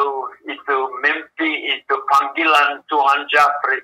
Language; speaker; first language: Indonesian; non-native, fluent; English